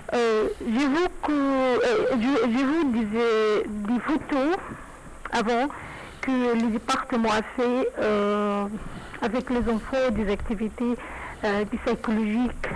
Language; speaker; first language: French; non-native, learner; Arabic